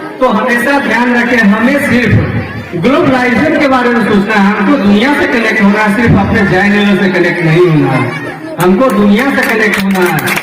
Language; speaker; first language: Hindi; native; Hindi